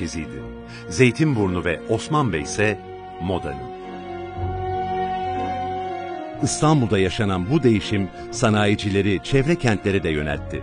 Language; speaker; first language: Turkish; native; Turkish